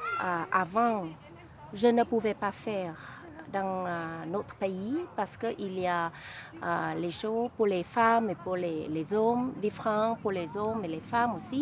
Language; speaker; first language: French; non-native, learner; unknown